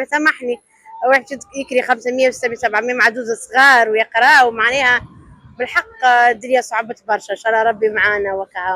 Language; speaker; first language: Arabic; native; Arabic